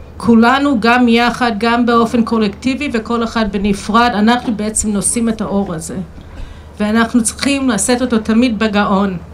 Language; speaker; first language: Hebrew; non-native, fluent; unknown